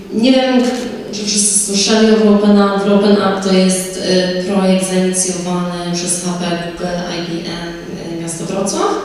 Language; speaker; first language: Polish; early bilingual, heritage; Polish